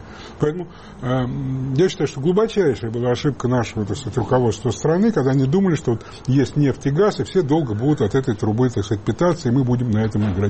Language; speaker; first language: Russian; native; Russian